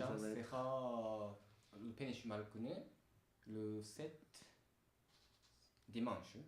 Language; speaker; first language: French; non-native, learner; Japanese